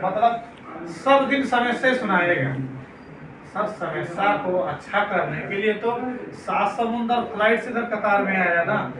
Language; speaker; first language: Hindi; non-native, learner; Nepali